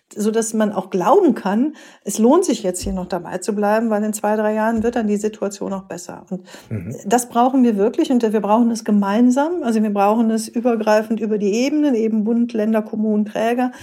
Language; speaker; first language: German; native; German